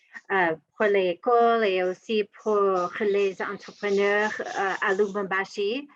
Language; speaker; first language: French; non-native, learner; English